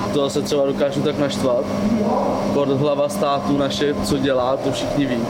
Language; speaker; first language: Czech; native; Czech